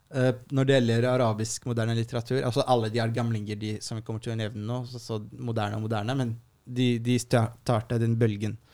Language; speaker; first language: Norwegian; non-native, fluent; Arabic